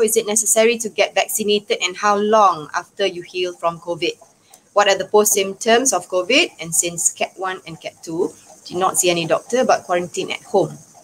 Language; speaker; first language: English; non-native, local second language; Malay